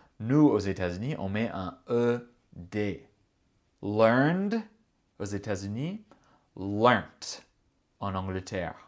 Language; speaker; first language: French; non-native, fluent; English